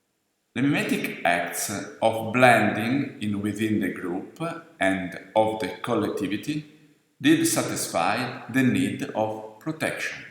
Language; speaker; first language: English; non-native, fluent; Italian